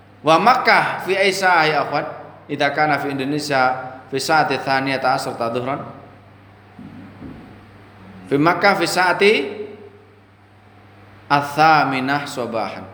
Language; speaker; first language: Arabic; non-native, fluent; Indonesian